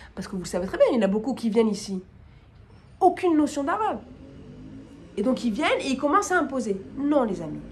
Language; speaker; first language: French; native; French